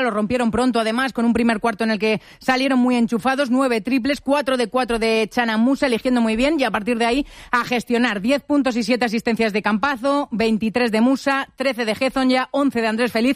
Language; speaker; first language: Spanish; native; Spanish